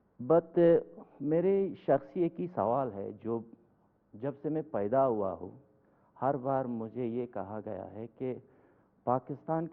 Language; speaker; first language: Hindi; non-native, fluent; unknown